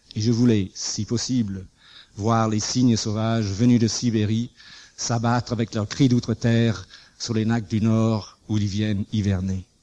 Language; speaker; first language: French; non-native, fluent; English